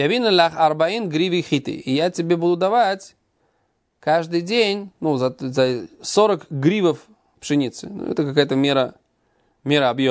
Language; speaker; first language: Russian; native; Russian